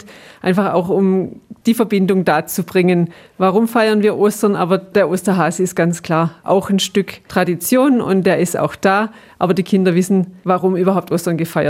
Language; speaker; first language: German; native; German